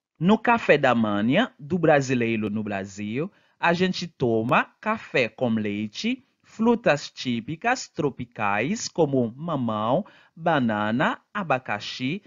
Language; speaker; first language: Portuguese; non-native, fluent; Haitian Creole